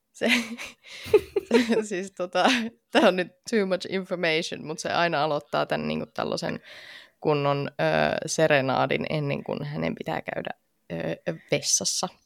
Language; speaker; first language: Finnish; native; Finnish